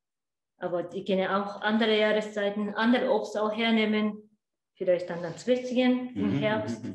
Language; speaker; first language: German; non-native, learner; Japanese